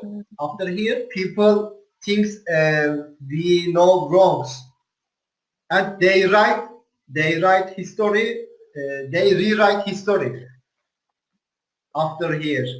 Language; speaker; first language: English; non-native, learner; Turkish